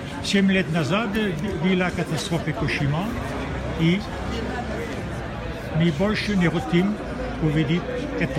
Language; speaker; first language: Russian; non-native, fluent; French